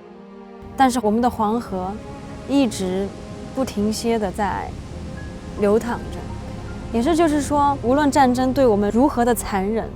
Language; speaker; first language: Chinese; native; Chinese